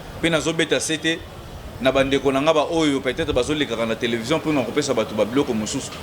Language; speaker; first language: Lingala; non-native, local second language; Kongo